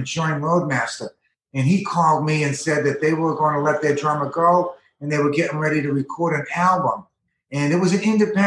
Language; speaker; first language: English; native; English